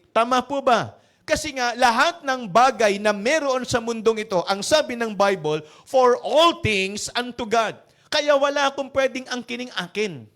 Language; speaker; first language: Filipino; native; Filipino